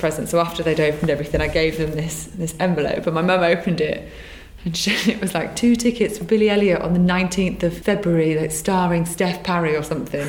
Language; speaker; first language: English; native; English